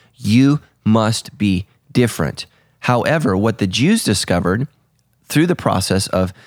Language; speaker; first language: English; early bilingual, other home language; Italian